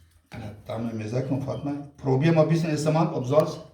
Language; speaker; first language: German; non-native, local second language; Kurdish